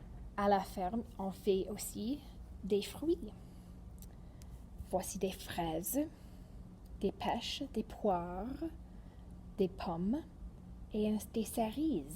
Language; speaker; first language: French; non-native, fluent; English